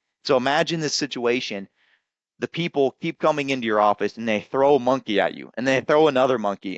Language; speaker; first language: English; native; English